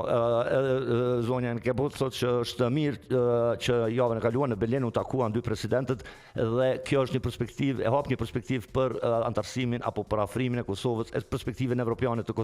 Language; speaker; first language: Albanian; native; Albanian